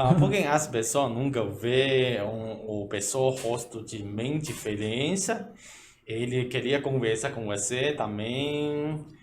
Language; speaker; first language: Portuguese; non-native, learner; Cantonese